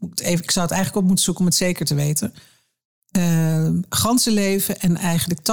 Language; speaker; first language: Dutch; native; Dutch